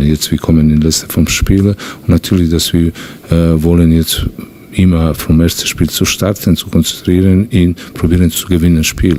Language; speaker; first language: German; non-native, learner; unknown